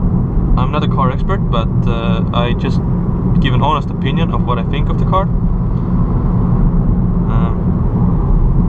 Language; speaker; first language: English; non-native, fluent; Estonian